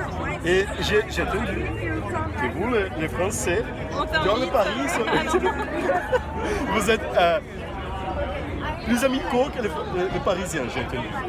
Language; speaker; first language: French; non-native, fluent; Portuguese